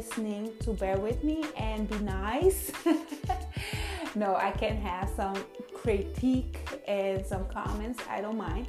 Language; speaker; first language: English; non-native, fluent; Dutch